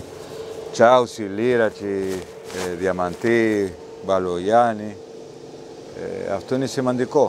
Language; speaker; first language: Greek; non-native, learner; Spanish